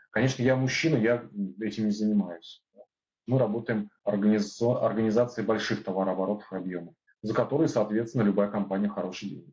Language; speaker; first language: Russian; native; Russian